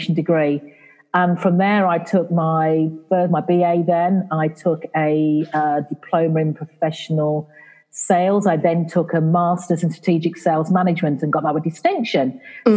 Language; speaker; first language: English; native; English